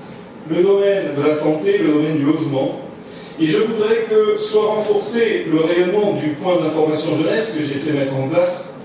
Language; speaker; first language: French; native; French